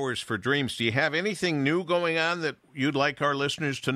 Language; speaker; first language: English; native; English